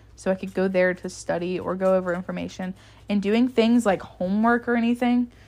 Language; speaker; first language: English; native; English